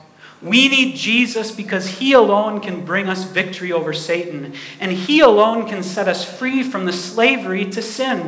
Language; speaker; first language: English; native; English